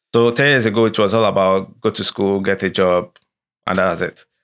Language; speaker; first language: English; non-native, local second language; Yoruba